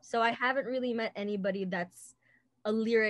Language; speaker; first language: English; native; English